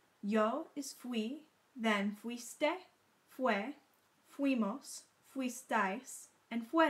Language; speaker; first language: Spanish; non-native, learner; English